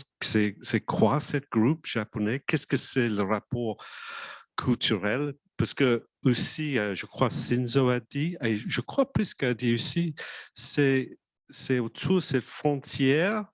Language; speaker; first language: French; non-native, fluent; English